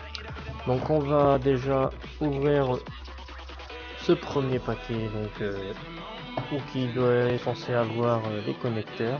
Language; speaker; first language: French; native; French